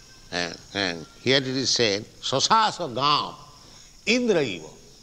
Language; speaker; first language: English; non-native, local second language; Bangla